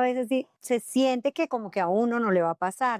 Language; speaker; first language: Spanish; native; Spanish